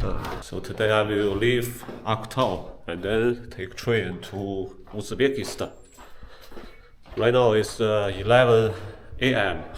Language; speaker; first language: English; non-native, fluent; Chinese